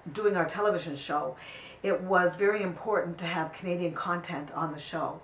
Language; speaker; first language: English; native; English